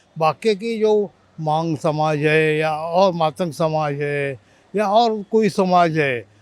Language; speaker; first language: Hindi; non-native, local second language; Marathi